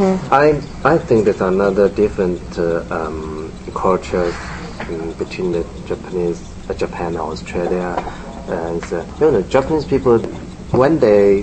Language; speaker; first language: English; non-native, learner; Japanese